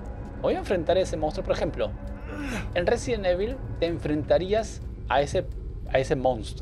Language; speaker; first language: Spanish; native; Spanish